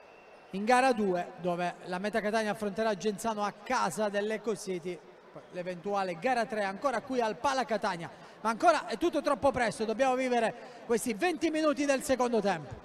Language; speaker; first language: Italian; native; Italian